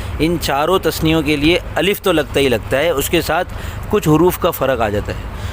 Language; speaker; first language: Urdu; native; Urdu